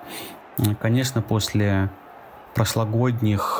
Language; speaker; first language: Russian; native; Russian